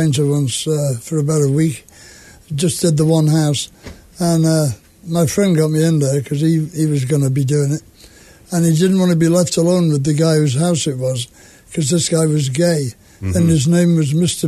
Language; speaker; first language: English; native; English